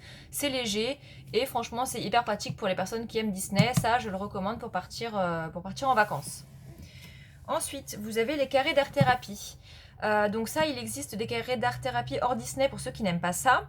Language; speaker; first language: French; native; French